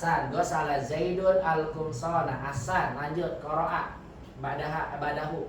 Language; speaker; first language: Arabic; non-native, fluent; Indonesian